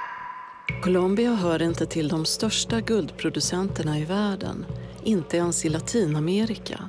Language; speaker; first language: Swedish; native; Swedish